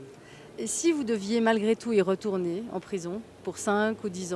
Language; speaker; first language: French; native; French